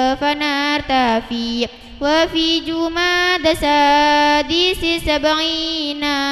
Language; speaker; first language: Arabic; non-native, learner; Indonesian